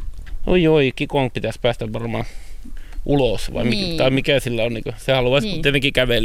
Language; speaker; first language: Finnish; native; Finnish